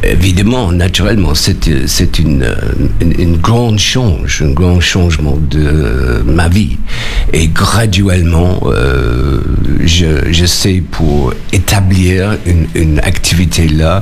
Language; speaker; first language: French; non-native, learner; English